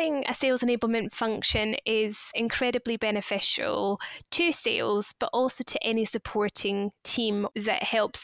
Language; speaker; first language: English; native; English